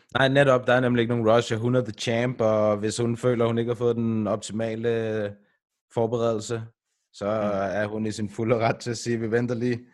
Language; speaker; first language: Danish; native; Danish